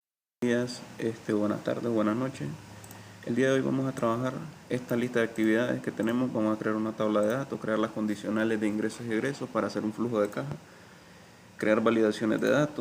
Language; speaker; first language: Spanish; native; Spanish